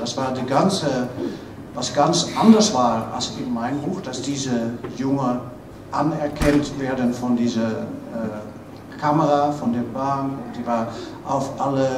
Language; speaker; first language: German; non-native, fluent; Dutch